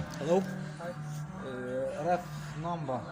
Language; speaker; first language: English; non-native, learner; Ukrainian